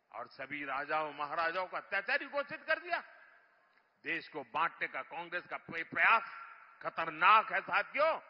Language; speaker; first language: Hindi; non-native, local second language; Gujarati